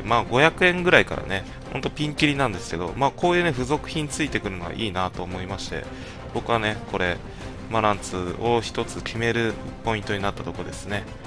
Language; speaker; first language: Japanese; native; Japanese